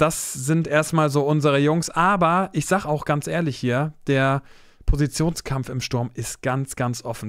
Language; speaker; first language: German; native; German